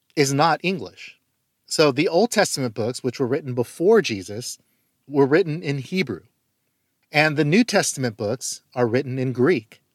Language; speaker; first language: English; early bilingual, other home language; Korean